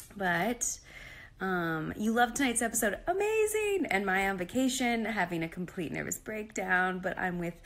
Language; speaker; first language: English; native; English